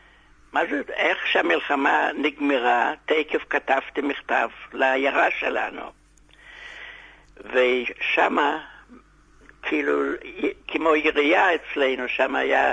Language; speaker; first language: Hebrew; non-native, fluent; Yiddish